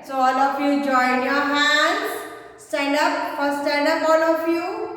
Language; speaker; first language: English; non-native, local second language; Hindi